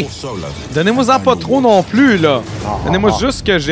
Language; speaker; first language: French; native; French